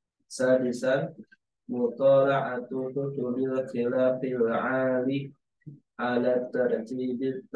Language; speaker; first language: Arabic; non-native, fluent; Indonesian